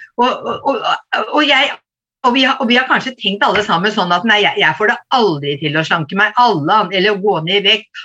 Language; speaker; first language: Norwegian; native; Norwegian